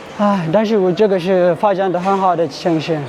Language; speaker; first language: Chinese; non-native, learner; Amharic